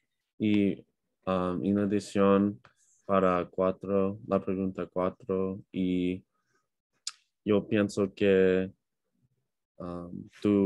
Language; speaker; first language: Spanish; non-native, learner; English